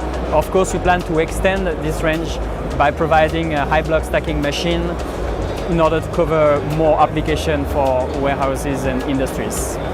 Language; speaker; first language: English; non-native, fluent; French